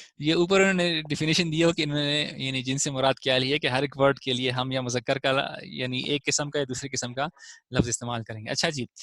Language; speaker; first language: Urdu; non-native, local second language; Punjabi